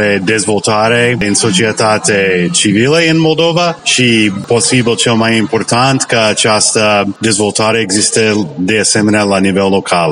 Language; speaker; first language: Romanian; non-native, learner; English